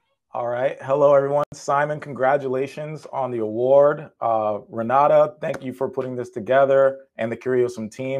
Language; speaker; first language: English; native; English